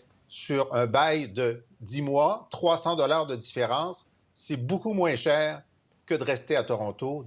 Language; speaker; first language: French; native; French